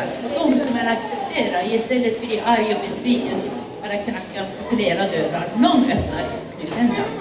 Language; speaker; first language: Swedish; non-native, fluent; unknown